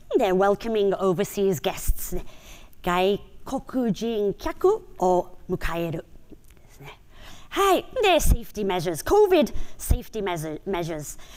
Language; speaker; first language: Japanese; non-native, fluent; English